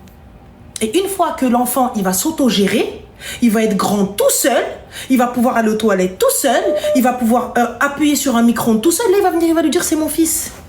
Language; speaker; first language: French; native; French